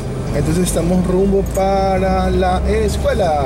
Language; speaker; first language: Spanish; native; Spanish